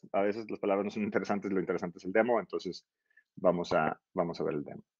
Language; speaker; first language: Spanish; native; Spanish